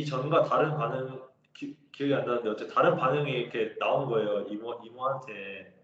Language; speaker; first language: Korean; native; Korean